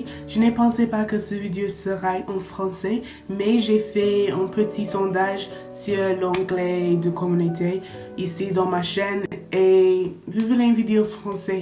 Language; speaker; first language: French; non-native, learner; English